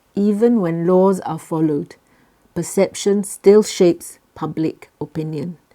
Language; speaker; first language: English; non-native, local second language; Malay